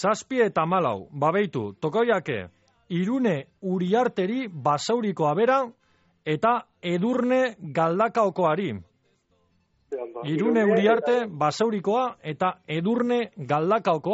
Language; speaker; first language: Basque; native; Basque